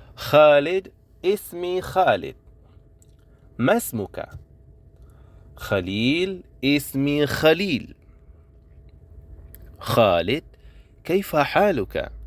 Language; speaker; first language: Arabic; non-native, fluent; Indonesian